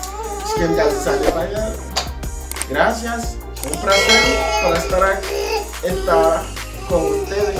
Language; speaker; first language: Spanish; non-native, learner; Haitian Creole